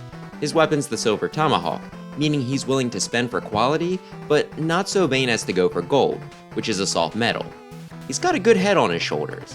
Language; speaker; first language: English; native; English